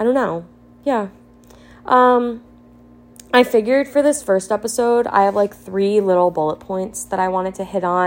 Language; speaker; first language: English; native; English